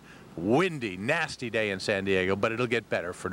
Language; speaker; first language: English; native; English